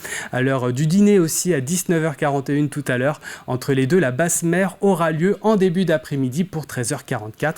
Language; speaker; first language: French; native; French